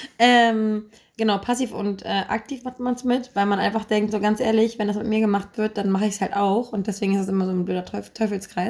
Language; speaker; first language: German; native; German